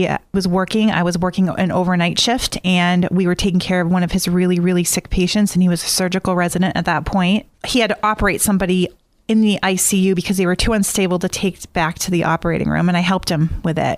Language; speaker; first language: English; native; English